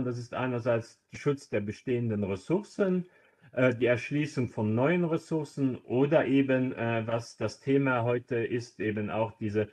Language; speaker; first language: German; non-native, local second language; Luxembourgish